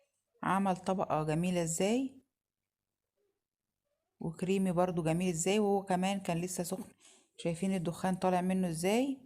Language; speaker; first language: Arabic; native; Arabic